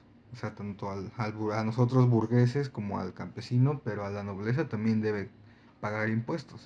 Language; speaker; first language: Spanish; native; Spanish